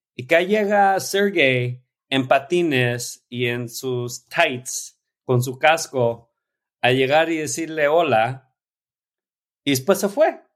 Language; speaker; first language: Spanish; early bilingual, heritage; Spanish